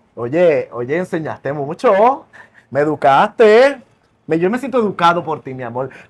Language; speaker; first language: Spanish; native; Spanish